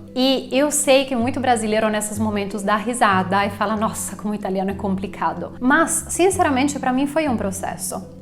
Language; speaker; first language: Portuguese; non-native, fluent; Italian